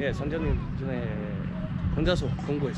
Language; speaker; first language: Korean; non-native, learner; Arabic